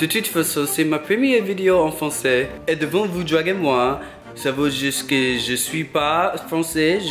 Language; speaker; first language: French; non-native, learner; English